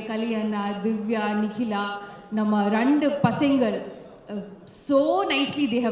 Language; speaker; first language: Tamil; non-native, fluent; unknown